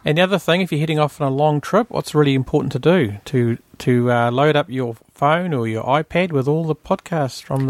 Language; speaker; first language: English; native; English